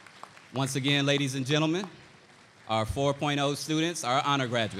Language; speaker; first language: English; native; English